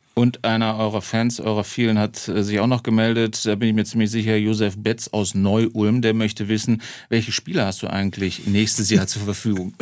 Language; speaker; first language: German; native; German